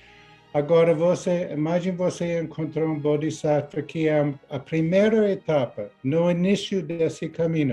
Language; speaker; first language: Portuguese; non-native, learner; English